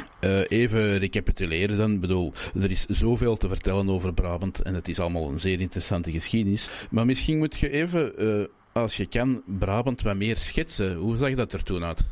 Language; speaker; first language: Dutch; native; Dutch